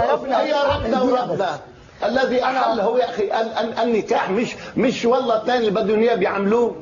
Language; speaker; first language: Arabic; native; Arabic